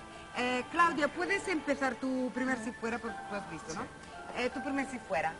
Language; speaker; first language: Spanish; native; Spanish